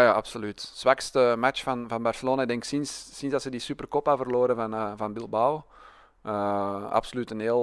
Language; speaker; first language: Dutch; native; Dutch